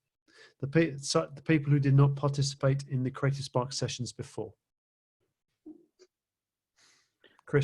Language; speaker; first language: English; native; English